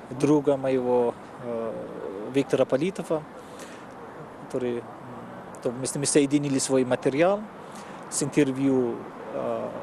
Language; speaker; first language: Russian; non-native, fluent; Persian